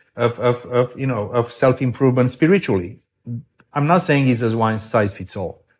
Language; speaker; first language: English; non-native, fluent; Romanian